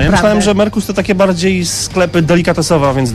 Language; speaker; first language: Polish; native; Polish